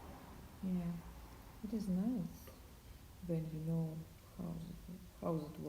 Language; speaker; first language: English; non-native, learner; Russian